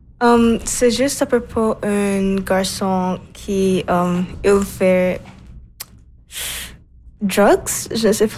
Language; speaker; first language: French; non-native, learner; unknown